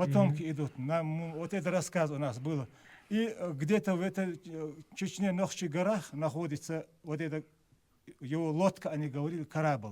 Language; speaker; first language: Russian; native; Russian